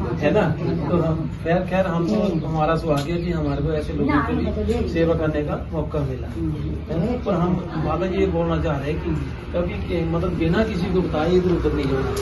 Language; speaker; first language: Hindi; non-native, local second language; Punjabi